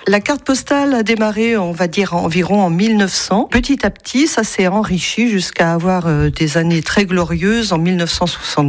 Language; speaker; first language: French; native; French